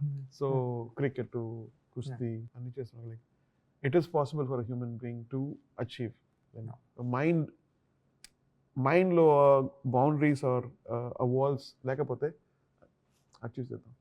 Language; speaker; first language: Telugu; non-native, learner; Tamil